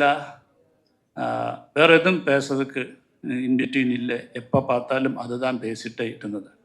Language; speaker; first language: Tamil; non-native, learner; Malayalam